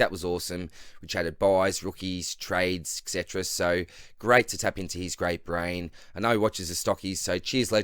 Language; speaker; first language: English; native; English